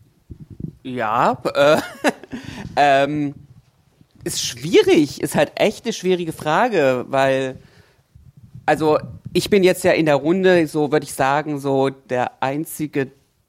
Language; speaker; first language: German; native; German